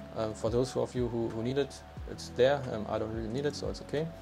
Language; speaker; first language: English; non-native, fluent; German